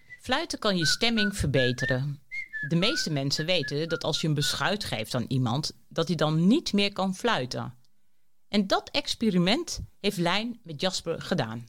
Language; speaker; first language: Dutch; native; Dutch